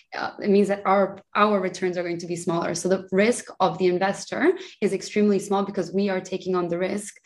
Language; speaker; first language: English; early bilingual, other home language; Spanish